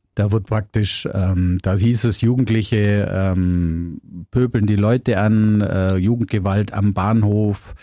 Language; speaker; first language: German; native; German